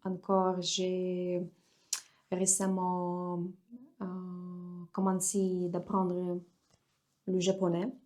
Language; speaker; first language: French; non-native, learner; Russian